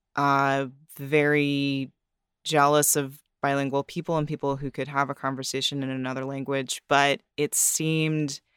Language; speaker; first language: English; native; English